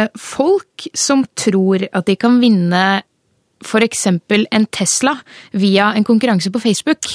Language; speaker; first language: Norwegian; native; Norwegian